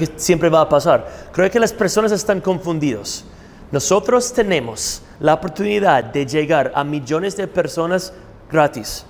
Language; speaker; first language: Spanish; non-native, fluent; English